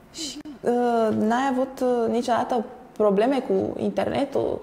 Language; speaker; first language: Romanian; native; Romanian